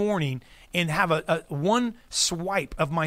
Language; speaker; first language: English; native; English